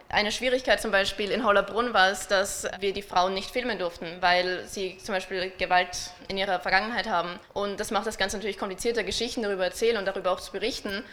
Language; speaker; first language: German; native; German